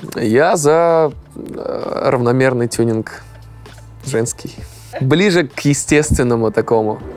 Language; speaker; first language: Russian; native; Russian